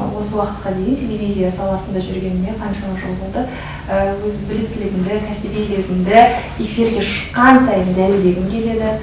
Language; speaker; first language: Kazakh; non-native, local second language; Russian